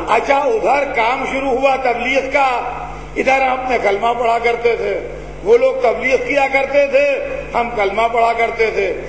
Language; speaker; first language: Urdu; native; Urdu